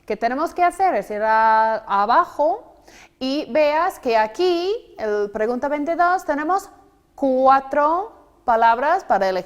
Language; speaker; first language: Spanish; non-native, fluent; English